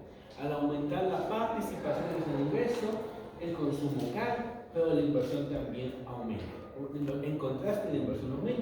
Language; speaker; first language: Spanish; native; Spanish